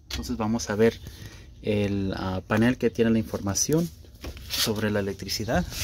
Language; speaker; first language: Spanish; early bilingual, heritage; Spanish